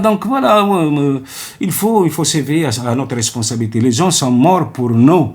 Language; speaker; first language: French; non-native, local second language; Arabic